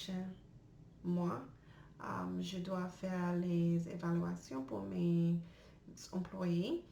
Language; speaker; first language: French; non-native, learner; English